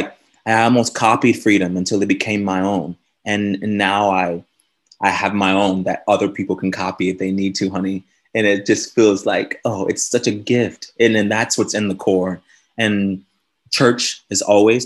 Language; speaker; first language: English; native; English